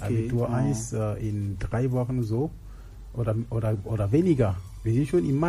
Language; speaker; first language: German; non-native, fluent; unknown